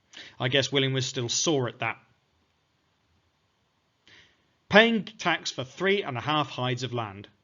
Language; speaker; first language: English; native; English